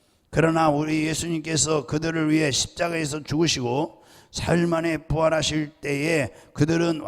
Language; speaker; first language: Korean; native; Korean